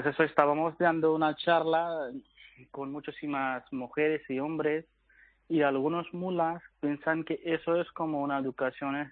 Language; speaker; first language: Spanish; non-native, learner; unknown